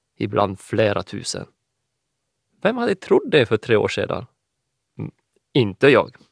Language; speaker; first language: Swedish; non-native, fluent; French